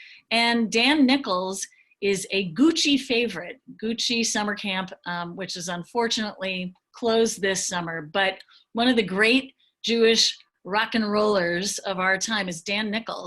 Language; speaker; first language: English; native; English